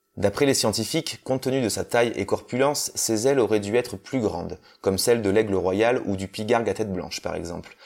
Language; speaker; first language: French; native; French